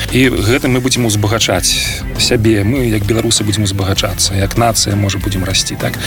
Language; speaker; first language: Belarusian; non-native, local second language; Russian